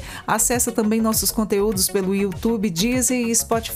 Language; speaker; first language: Portuguese; native; Portuguese